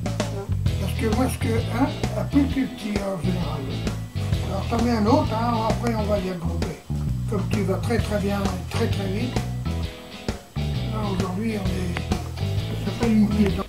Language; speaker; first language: French; native; French